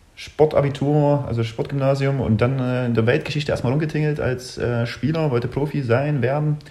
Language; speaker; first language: German; early bilingual, other home language; Russian